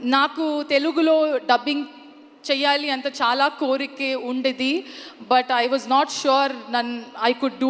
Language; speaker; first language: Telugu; non-native, learner; Kannada